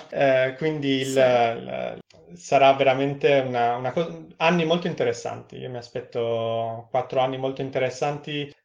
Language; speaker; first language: Italian; native; Italian